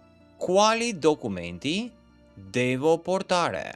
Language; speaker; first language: Italian; non-native, fluent; Albanian